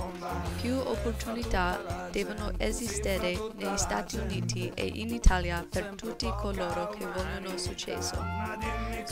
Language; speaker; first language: Italian; non-native, learner; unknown